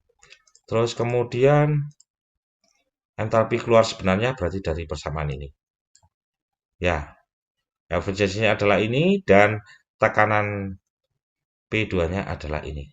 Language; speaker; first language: Indonesian; native; Indonesian